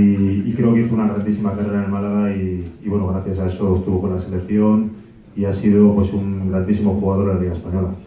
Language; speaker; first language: Spanish; native; Spanish